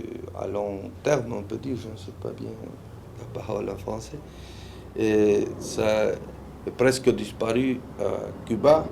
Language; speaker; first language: French; non-native, fluent; Spanish